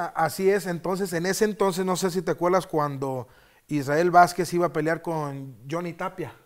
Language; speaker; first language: Spanish; early bilingual, heritage; Spanish